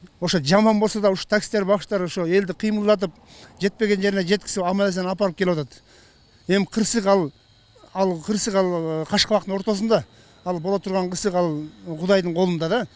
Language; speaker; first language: Kyrgyz; native; Kyrgyz